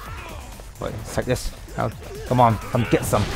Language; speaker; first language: English; native; English